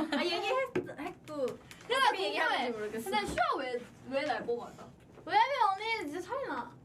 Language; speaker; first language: Korean; non-native, fluent; Thai